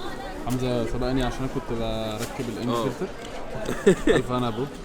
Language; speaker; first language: Arabic; native; Arabic